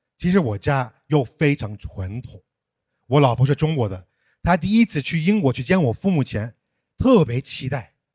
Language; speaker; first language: Chinese; non-native, fluent; English